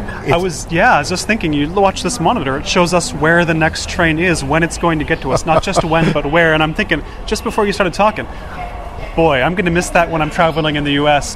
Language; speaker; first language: English; native; English